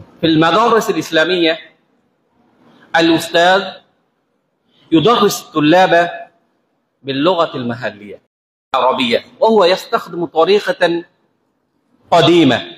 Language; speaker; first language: Arabic; non-native, fluent; Bangla